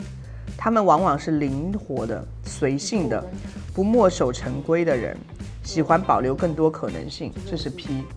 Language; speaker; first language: Chinese; native; Chinese